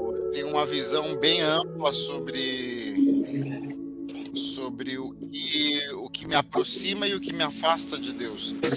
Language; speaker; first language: Portuguese; early bilingual, other home language; Spanish